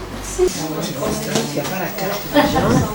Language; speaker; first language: French; non-native, fluent; Armenian